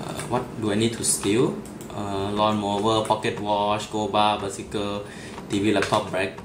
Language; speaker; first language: English; non-native, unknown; Thai